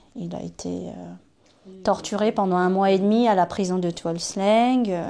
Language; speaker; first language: French; early bilingual, other home language; Khmer